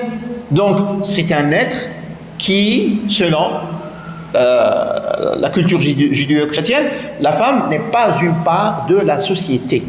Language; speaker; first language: French; non-native, local second language; Arabic